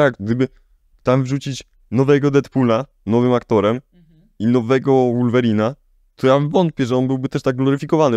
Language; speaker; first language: Polish; native; Polish